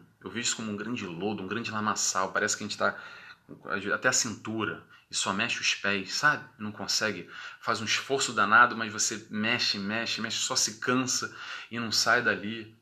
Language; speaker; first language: Portuguese; native; Portuguese